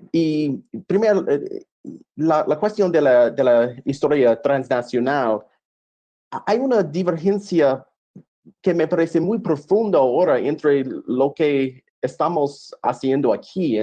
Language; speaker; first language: Spanish; non-native, fluent; English